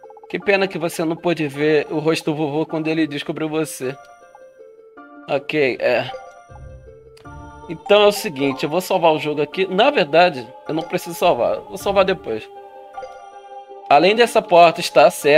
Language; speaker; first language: Portuguese; native; Portuguese